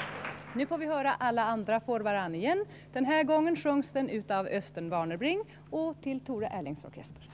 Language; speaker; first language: Swedish; native; Swedish